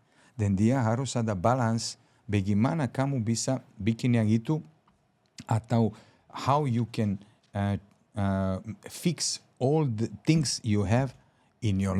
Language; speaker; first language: Indonesian; non-native, fluent; Serbian